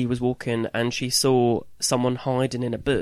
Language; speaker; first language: English; native; English